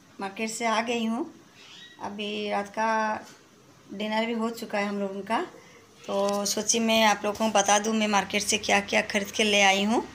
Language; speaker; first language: Hindi; non-native, local second language; Bangla